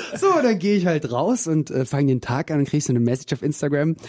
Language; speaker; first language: German; early bilingual, other home language; Russian